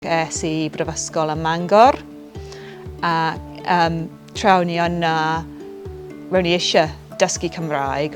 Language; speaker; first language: Welsh; non-native, fluent; English